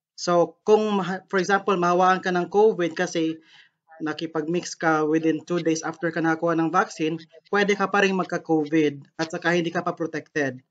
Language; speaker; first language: Filipino; non-native, local second language; Cebuano